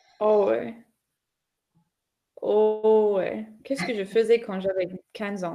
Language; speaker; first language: French; non-native, fluent; English